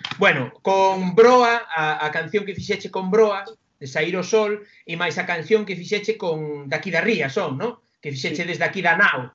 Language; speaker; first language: Galician; non-native, local second language; Spanish